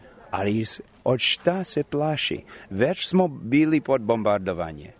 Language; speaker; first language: Croatian; non-native, learner; English